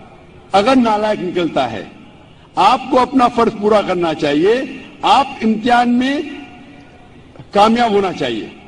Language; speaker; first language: Hindi; non-native, local second language; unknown